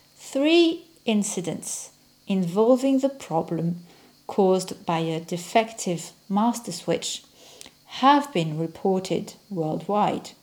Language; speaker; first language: English; non-native, fluent; French